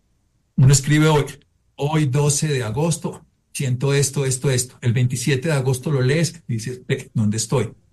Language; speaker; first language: Spanish; native; Spanish